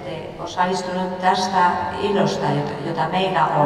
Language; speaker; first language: Finnish; non-native, fluent; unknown